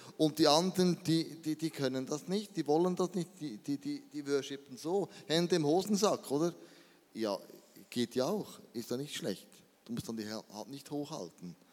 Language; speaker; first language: German; native; German